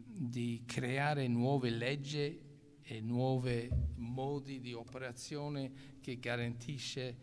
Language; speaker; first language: Italian; non-native, local second language; English